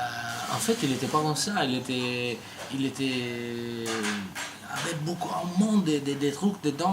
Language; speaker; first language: French; non-native, learner; Italian